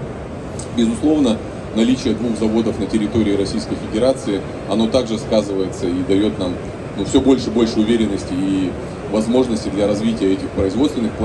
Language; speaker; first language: Russian; native; Russian